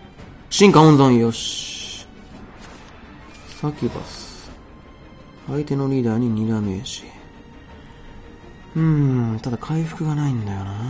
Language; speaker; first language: Japanese; native; Japanese